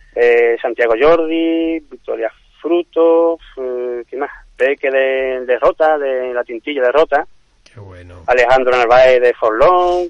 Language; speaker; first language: Spanish; native; Spanish